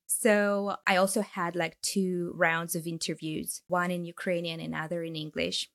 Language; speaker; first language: English; non-native, fluent; Ukrainian